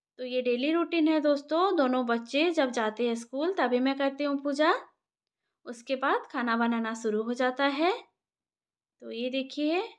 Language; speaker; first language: Hindi; non-native, local second language; Bangla